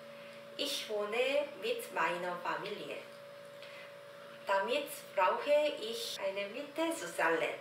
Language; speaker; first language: German; non-native, learner; Korean